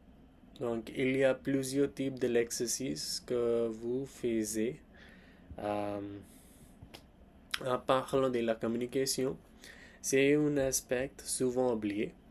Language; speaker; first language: French; non-native, learner; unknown